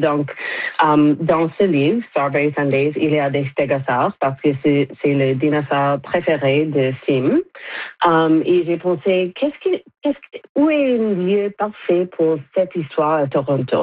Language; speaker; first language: French; non-native, local second language; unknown